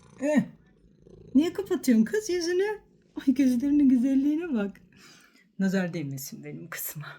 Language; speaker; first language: Turkish; early bilingual, heritage; Turkish